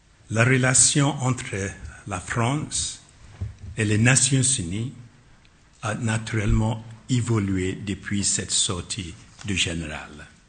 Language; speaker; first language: French; non-native, fluent; Akan